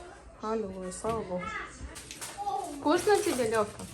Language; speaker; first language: Russian; native; Russian